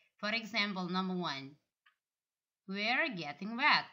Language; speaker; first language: English; non-native, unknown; Indonesian